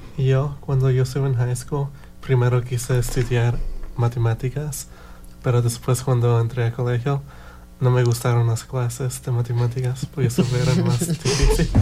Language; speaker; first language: Spanish; early bilingual, heritage; Spanish